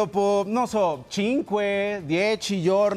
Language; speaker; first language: Italian; non-native, learner; Spanish